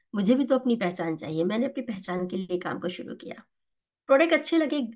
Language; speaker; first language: Hindi; native; Hindi